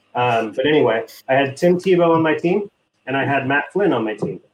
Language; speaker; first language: English; native; English